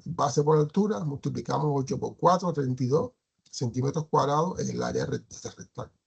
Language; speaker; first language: Spanish; native; Spanish